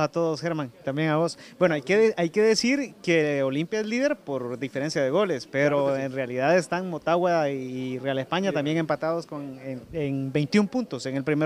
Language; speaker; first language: Spanish; native; Spanish